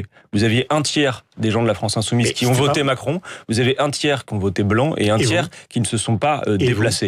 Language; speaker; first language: French; native; French